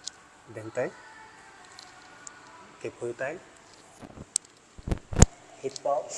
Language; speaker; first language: Vietnamese; non-native, learner; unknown